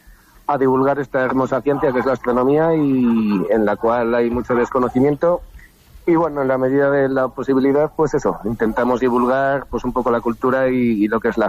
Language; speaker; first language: Spanish; native; Spanish